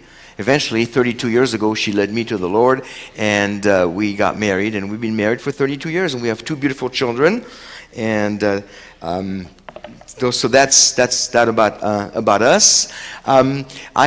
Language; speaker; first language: English; non-native, fluent; French